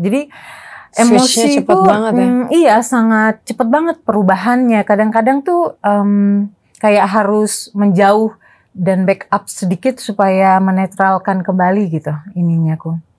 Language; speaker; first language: Indonesian; native; Indonesian